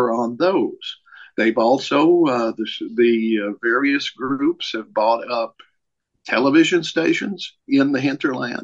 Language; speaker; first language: English; native; English